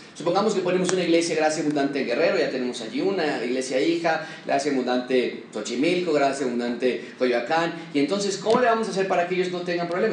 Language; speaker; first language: Spanish; native; Spanish